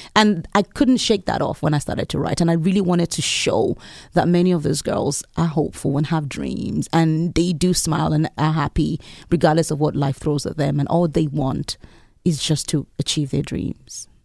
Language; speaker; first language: English; non-native, local second language; Yoruba